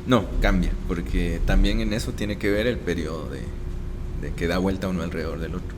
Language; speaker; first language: Spanish; native; Spanish